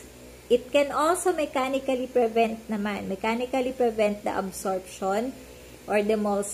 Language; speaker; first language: English; non-native, local second language; Filipino